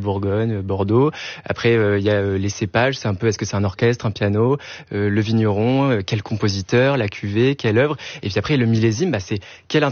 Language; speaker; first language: French; native; French